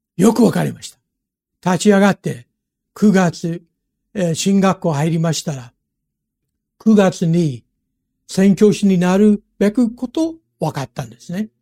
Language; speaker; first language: Japanese; non-native, fluent; English